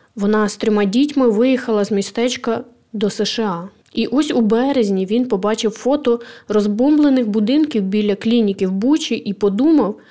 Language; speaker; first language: Ukrainian; native; Ukrainian